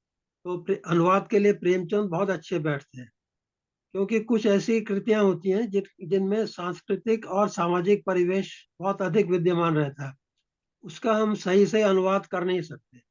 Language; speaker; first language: Hindi; native; Hindi